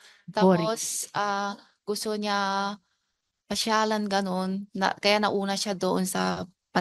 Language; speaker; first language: Filipino; non-native, learner; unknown